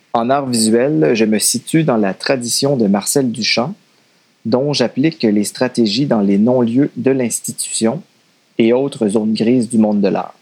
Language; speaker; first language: French; native; French